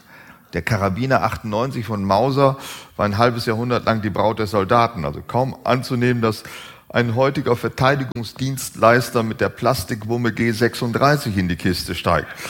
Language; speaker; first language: German; native; German